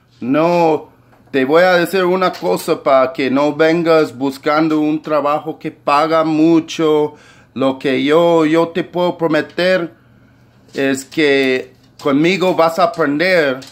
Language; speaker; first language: Spanish; early bilingual, heritage; Spanish